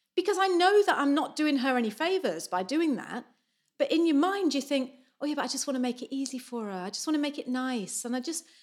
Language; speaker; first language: English; native; English